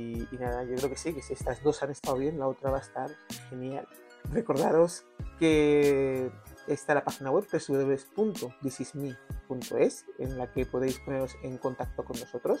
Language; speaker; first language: Spanish; native; Spanish